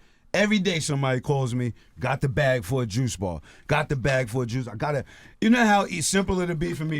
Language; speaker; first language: English; native; English